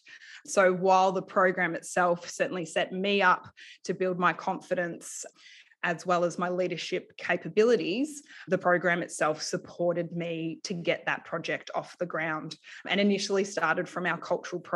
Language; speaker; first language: English; native; English